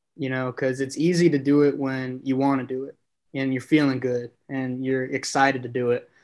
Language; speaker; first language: English; native; English